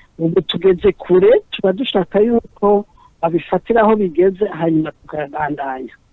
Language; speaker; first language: Rundi; native; Rundi